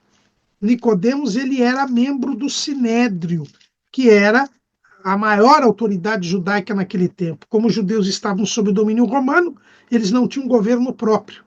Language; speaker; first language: Portuguese; native; Portuguese